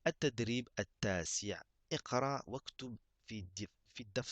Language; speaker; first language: Arabic; non-native, fluent; French